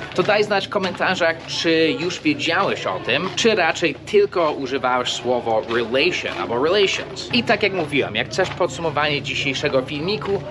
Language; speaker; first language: Polish; non-native, fluent; English